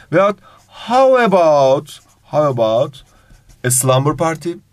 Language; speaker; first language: English; non-native, fluent; Turkish